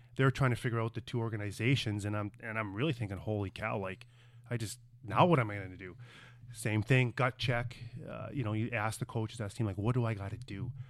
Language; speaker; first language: English; native; English